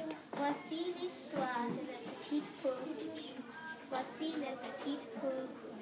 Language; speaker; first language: French; non-native, learner; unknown